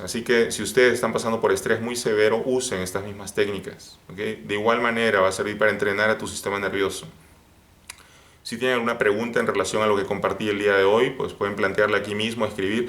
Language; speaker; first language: Spanish; native; Spanish